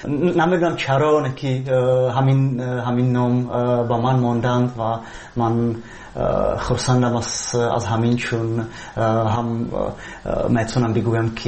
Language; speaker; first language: Persian; non-native, fluent; Czech